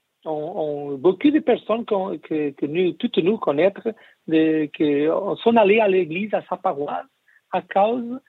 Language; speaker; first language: French; non-native, learner; Portuguese